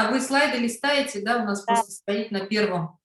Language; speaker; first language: Russian; native; Russian